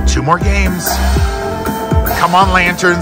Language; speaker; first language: English; native; English